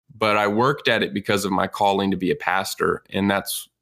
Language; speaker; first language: English; native; English